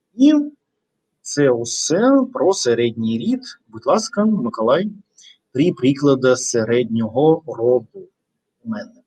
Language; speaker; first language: Ukrainian; non-native, local second language; Russian